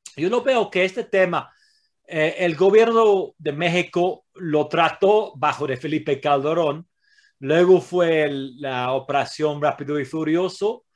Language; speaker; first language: Spanish; non-native, fluent; English